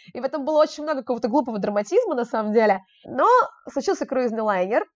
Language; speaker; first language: Russian; native; Russian